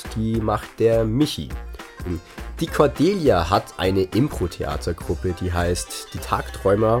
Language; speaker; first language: German; native; German